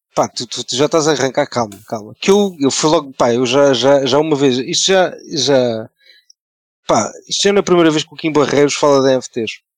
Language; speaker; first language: Portuguese; native; Portuguese